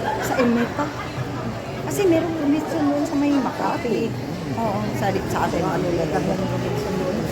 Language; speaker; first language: Filipino; non-native, local second language; Cebuano